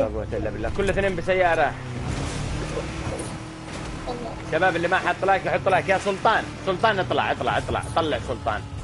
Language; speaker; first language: Arabic; native; Arabic